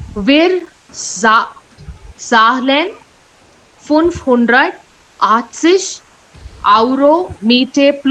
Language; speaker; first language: German; non-native, learner; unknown